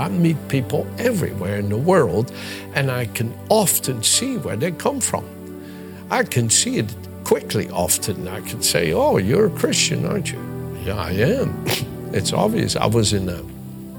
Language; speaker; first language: English; non-native, fluent; Dutch